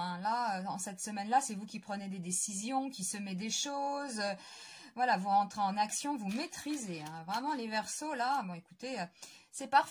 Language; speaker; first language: French; native; French